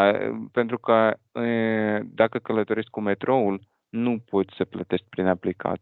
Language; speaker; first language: Romanian; non-native, fluent; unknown